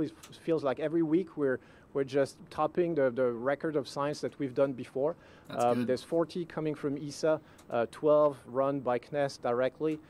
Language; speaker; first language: English; non-native, fluent; French